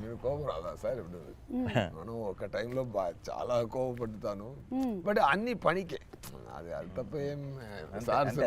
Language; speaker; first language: Telugu; non-native, learner; Tamil